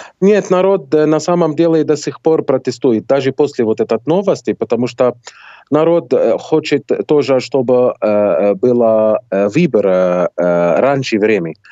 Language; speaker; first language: Russian; non-native, fluent; Arabic